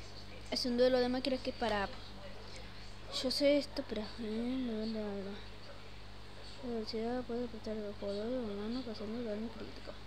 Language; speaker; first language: Spanish; native; Spanish